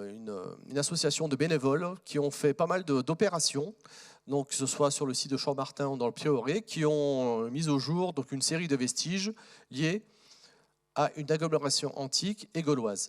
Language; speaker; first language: French; native; French